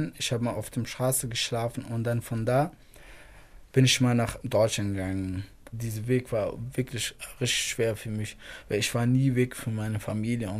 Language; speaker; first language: German; non-native, fluent; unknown